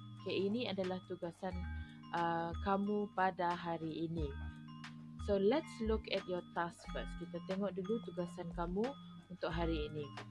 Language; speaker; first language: Malay; native; Malay